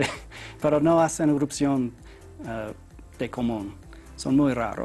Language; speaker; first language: Spanish; non-native, learner; English